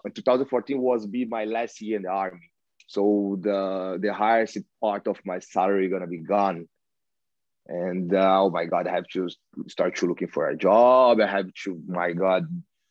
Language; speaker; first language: English; non-native, learner; Portuguese